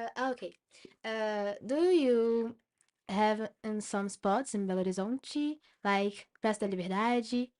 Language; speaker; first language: English; non-native, learner; Portuguese